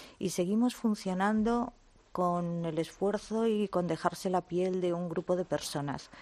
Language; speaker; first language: Spanish; native; Spanish